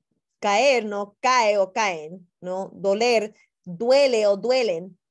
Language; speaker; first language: Spanish; non-native, fluent; English